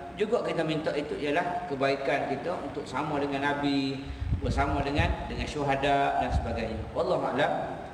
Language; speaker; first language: Malay; native; Malay